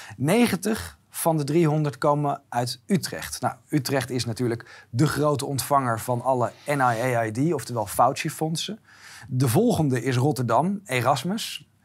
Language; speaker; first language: Dutch; native; Dutch